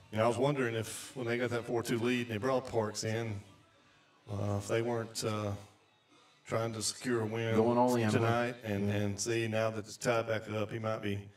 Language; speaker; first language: English; native; English